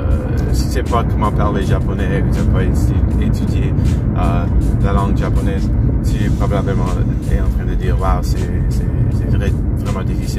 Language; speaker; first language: French; non-native, learner; English